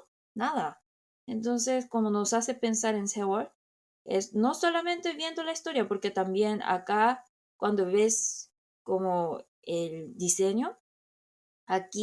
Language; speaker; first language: Spanish; non-native, fluent; Korean